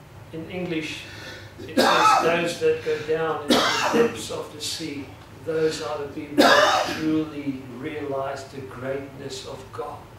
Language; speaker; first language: English; non-native, local second language; Afrikaans